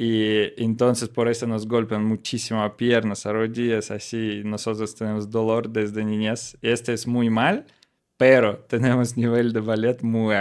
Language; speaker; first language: Spanish; non-native, learner; Russian